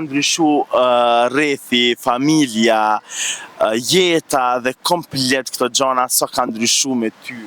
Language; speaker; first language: Albanian; native; Albanian